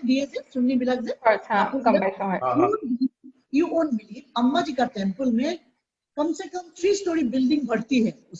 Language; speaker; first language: Hindi; non-native, local second language; Assamese